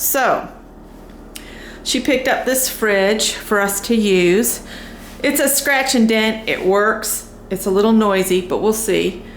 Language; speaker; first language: English; native; English